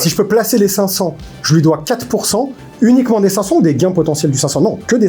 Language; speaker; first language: French; native; French